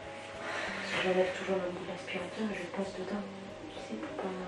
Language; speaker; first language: French; native; French